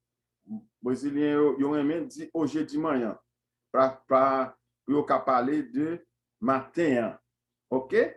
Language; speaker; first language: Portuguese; non-native, fluent; Haitian Creole